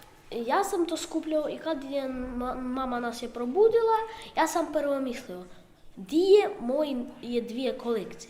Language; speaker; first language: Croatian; non-native, learner; Ukrainian